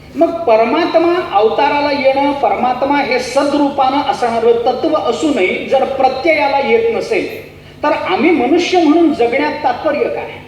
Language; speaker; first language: Marathi; native; Marathi